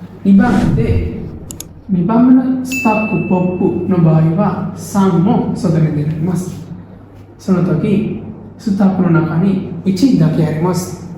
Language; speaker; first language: Japanese; non-native, learner; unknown